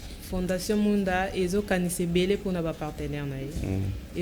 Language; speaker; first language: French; non-native, local second language; Lingala